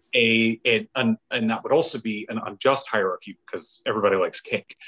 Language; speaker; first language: English; native; English